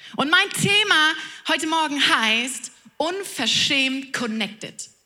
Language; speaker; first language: German; native; German